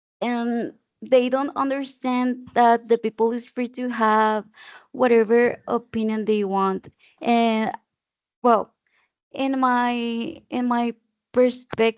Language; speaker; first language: English; non-native, learner; Spanish